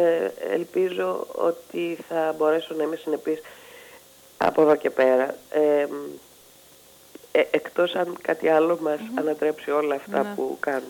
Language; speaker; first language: Greek; native; Greek